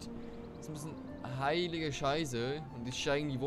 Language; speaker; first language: German; native; German